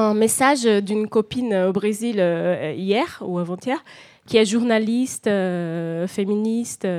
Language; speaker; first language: French; non-native, fluent; Portuguese